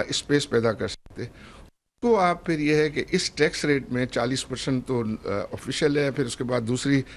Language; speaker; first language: Urdu; native; Urdu